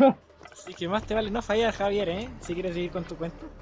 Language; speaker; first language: Spanish; native; Spanish